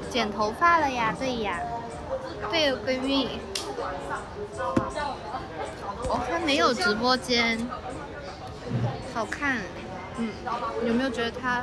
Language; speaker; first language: Chinese; non-native, local second language; Cantonese